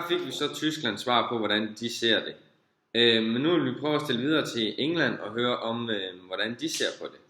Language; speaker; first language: Danish; native; Danish